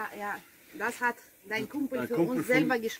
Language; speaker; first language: German; non-native, fluent; Russian